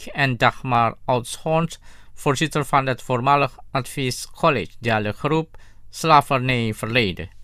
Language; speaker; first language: Dutch; non-native, fluent; Indonesian